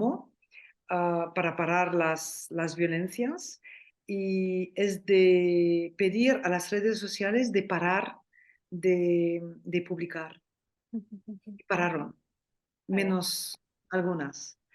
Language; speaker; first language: Spanish; non-native, fluent; French